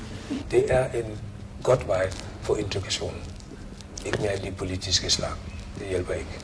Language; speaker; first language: Danish; non-native, learner; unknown